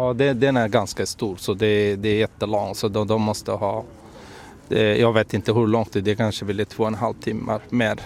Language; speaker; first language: Swedish; non-native, learner; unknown